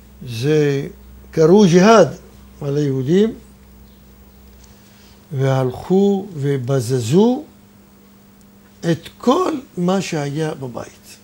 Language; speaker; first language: Hebrew; non-native, fluent; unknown